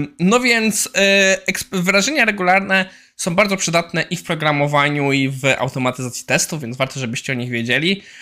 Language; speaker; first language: Polish; native; Polish